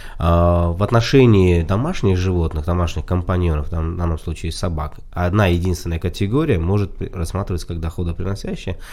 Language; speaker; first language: Russian; non-native, local second language; Tajik